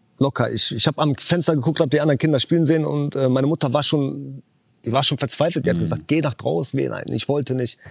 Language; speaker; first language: German; early bilingual, other home language; Chechen